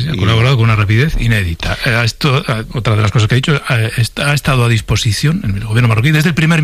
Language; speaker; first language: Spanish; native; Spanish